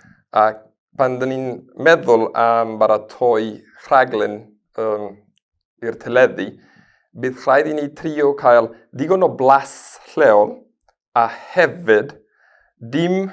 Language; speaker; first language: Welsh; non-native, learner; Spanish